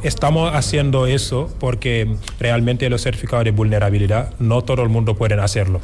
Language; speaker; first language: Spanish; non-native, fluent; Wolof